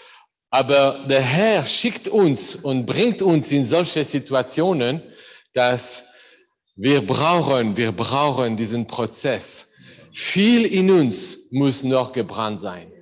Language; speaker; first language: German; non-native, learner; English